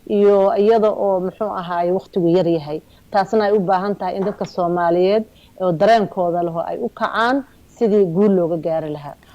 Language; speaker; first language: Somali; native; Somali